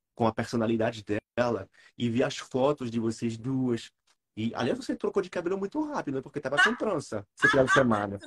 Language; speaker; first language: Portuguese; non-native, fluent; French